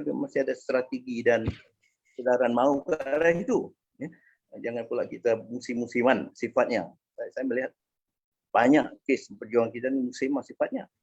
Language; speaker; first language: Malay; native; Malay